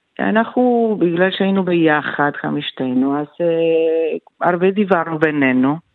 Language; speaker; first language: Hebrew; non-native, fluent; Spanish